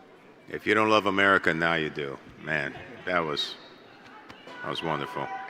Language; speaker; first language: English; native; English